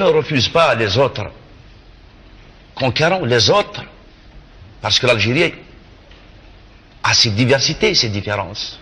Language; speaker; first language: French; non-native, local second language; Kabyle